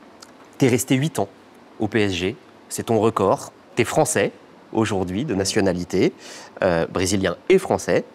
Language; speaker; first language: French; native; French